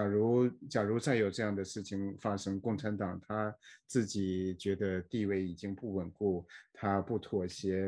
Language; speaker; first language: Chinese; native; Chinese